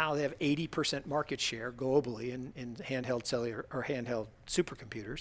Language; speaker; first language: English; native; English